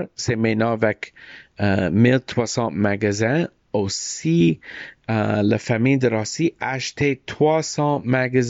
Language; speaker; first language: French; non-native, learner; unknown